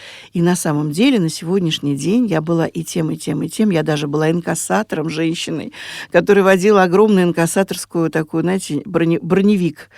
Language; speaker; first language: Russian; native; Russian